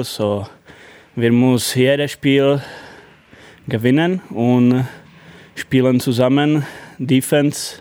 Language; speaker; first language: German; non-native, learner; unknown